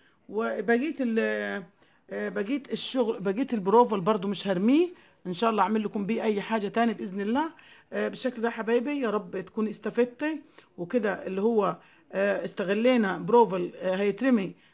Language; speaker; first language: Arabic; native; Arabic